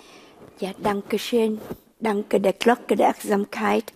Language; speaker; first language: German; non-native, fluent; Vietnamese